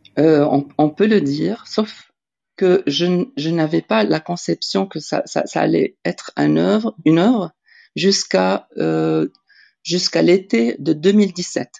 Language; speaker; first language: French; non-native, local second language; Arabic